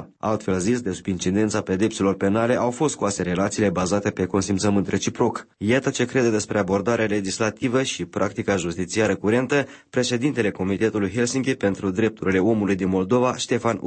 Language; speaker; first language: Romanian; native; Romanian